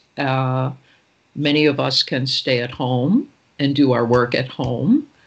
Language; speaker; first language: English; native; English